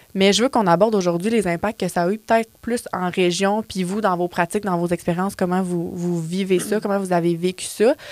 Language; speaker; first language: French; native; French